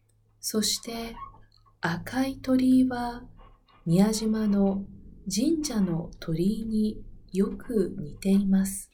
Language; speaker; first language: Japanese; non-native, learner; Spanish